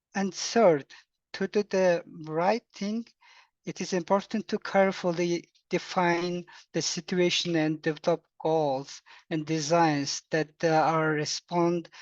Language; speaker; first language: English; non-native, learner; Mongolian